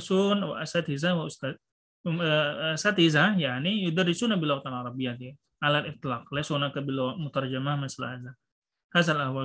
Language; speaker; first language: Arabic; non-native, fluent; Indonesian